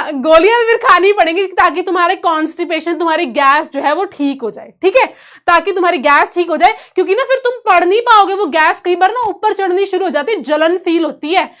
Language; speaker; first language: Hindi; native; Hindi